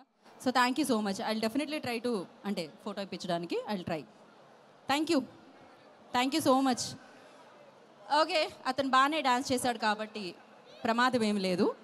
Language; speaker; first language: Telugu; native; Telugu